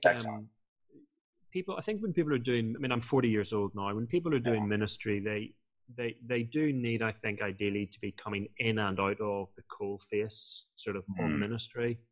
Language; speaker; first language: English; native; English